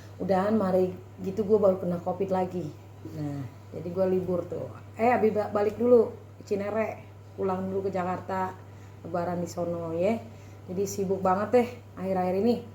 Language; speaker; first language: Indonesian; native; Indonesian